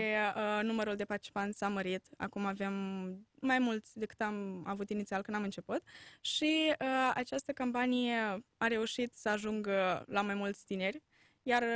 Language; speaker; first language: Romanian; native; Romanian